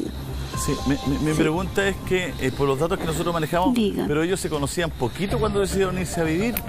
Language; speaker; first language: Spanish; native; Spanish